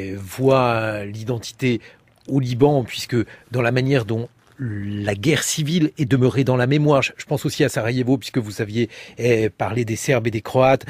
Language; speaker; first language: French; native; French